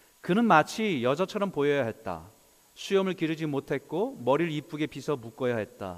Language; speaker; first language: Korean; native; Korean